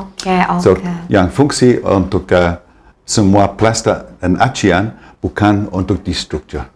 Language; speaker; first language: Indonesian; non-native, fluent; English